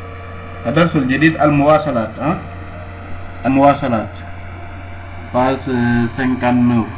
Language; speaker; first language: Arabic; non-native, fluent; Wolof